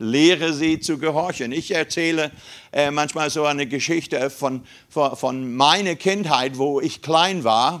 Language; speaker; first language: German; non-native, fluent; English